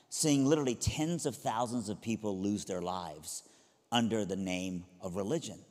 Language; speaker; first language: English; early bilingual, other home language; Persian